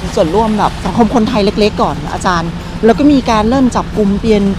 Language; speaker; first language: Thai; native; Thai